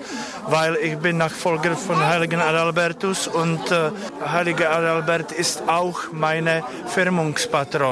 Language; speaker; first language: German; non-native, fluent; Czech